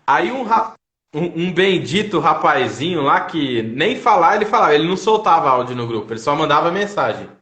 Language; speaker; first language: Portuguese; native; Portuguese